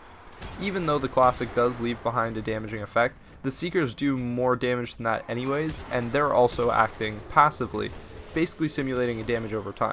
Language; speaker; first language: English; native; English